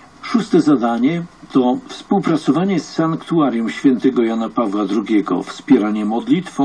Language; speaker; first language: Polish; native; Polish